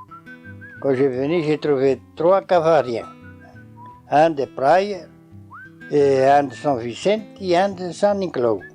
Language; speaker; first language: French; non-native, learner; Portuguese